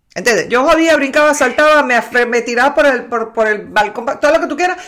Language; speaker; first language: Spanish; native; Spanish